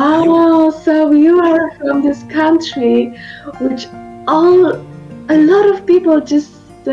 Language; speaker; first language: English; non-native, learner; Polish